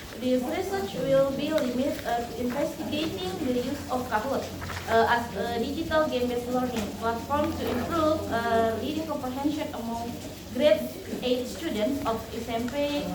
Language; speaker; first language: English; non-native, learner; Indonesian